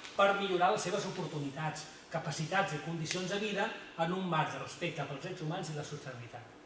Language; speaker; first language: Catalan; native; Catalan